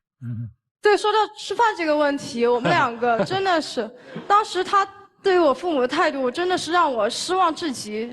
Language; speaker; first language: Chinese; native; Chinese